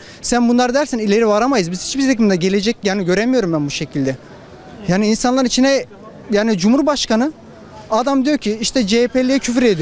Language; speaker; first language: Turkish; native; Turkish